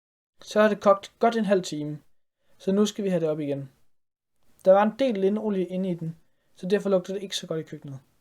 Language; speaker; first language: Danish; native; Danish